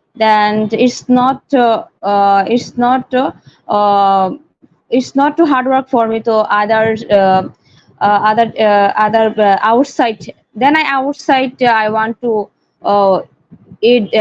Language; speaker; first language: English; non-native, learner; Bangla